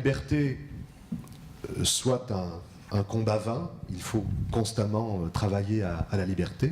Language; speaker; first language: French; native; French